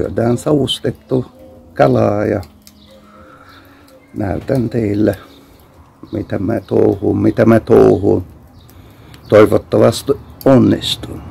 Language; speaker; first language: Finnish; non-native, fluent; Turkish